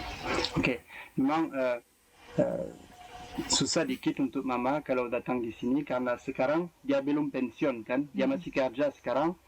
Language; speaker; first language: Indonesian; non-native, fluent; French